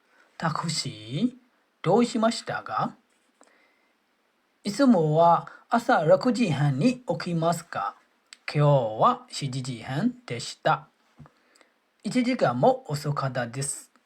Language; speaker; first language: Japanese; non-native, fluent; Burmese